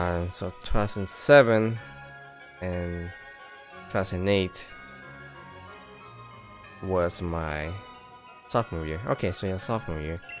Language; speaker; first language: English; early bilingual, other home language; Spanish